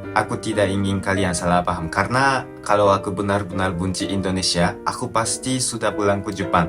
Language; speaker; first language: Indonesian; non-native, fluent; Japanese